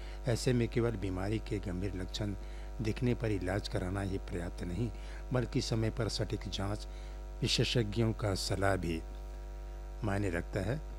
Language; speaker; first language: Hindi; native; Hindi